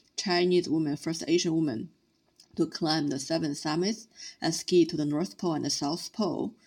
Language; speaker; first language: English; non-native, fluent; Chinese